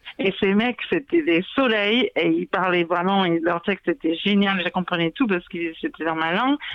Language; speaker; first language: French; non-native, fluent; English